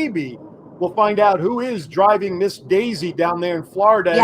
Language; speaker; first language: English; native; English